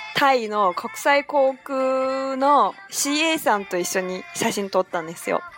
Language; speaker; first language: Japanese; non-native, fluent; Chinese